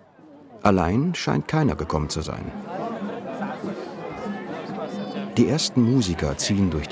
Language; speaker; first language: German; native; German